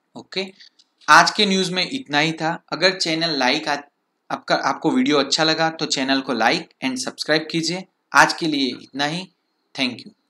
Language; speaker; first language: Hindi; non-native, local second language; Gujarati